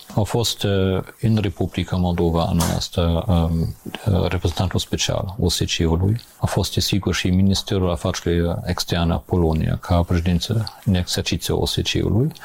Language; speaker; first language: Romanian; non-native, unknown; German